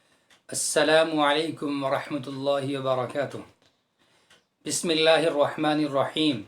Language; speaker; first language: Arabic; non-native, fluent; Urdu